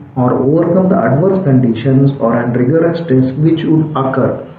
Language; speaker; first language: English; non-native, local second language; Kannada